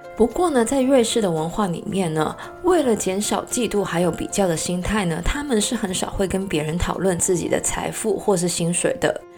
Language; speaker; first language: Chinese; non-native, local second language; Cantonese